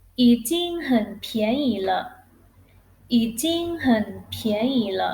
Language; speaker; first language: Chinese; non-native, fluent; Thai